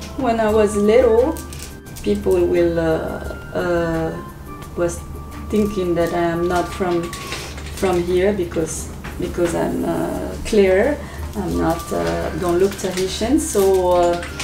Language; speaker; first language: English; non-native, learner; Japanese